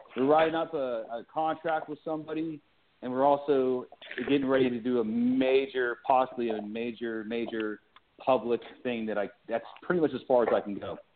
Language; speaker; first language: English; native; English